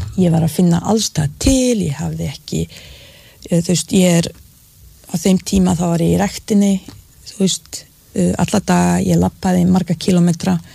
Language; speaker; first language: Icelandic; non-native, fluent; Bosnian